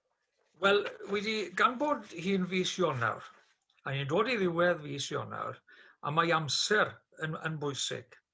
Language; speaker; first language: Welsh; native; Welsh